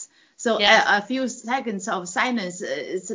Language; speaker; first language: English; non-native, fluent; Chinese